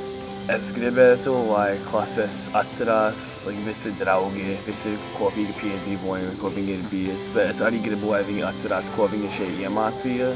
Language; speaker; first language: Latvian; early bilingual, heritage; Latvian